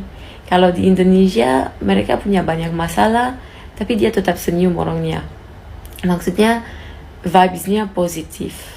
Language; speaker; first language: Indonesian; non-native, fluent; French